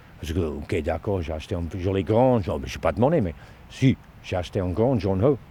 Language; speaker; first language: French; non-native, learner; Dutch